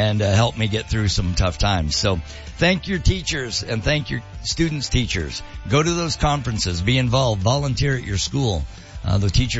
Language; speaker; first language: English; native; English